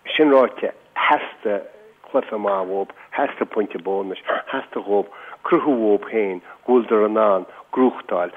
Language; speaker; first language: Irish; native; Irish